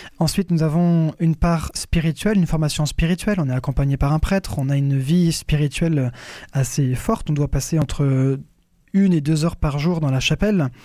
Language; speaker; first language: French; native; French